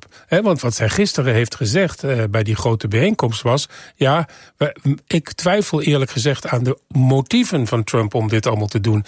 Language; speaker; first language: Dutch; native; Dutch